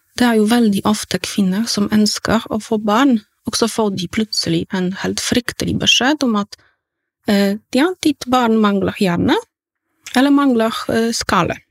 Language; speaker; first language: Norwegian; non-native, fluent; Polish